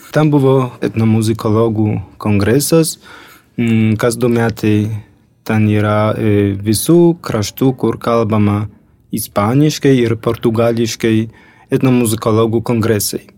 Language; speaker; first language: Lithuanian; non-native, fluent; Polish